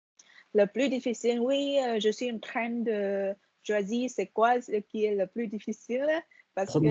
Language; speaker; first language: French; non-native, fluent; Vietnamese